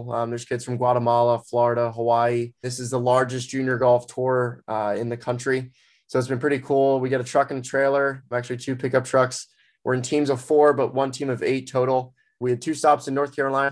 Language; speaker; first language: English; native; English